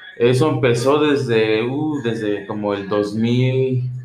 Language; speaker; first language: Spanish; early bilingual, heritage; Spanish